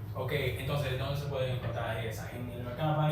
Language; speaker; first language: Spanish; non-native, learner; English